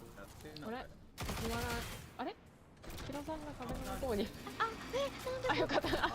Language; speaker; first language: Japanese; native; Japanese